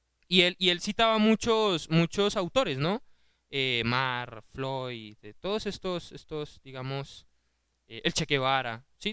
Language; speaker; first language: Spanish; native; Spanish